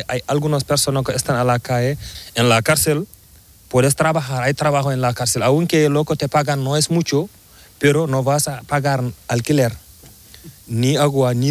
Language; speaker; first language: Spanish; non-native, learner; Fula